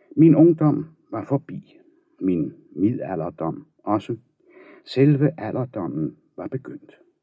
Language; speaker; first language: Danish; native; Danish